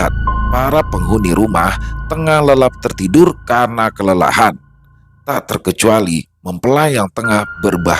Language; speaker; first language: Indonesian; native; Indonesian